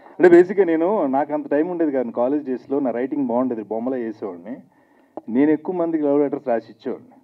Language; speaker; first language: Telugu; native; Telugu